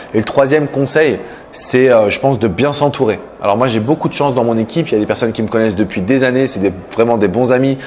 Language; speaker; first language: French; native; French